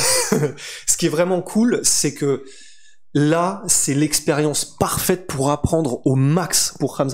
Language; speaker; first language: French; native; French